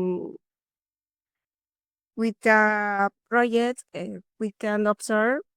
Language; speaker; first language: English; non-native, learner; Spanish